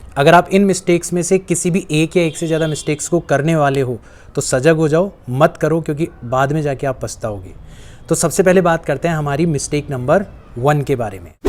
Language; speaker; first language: Hindi; native; Hindi